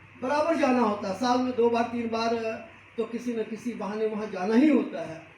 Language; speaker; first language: Hindi; native; Hindi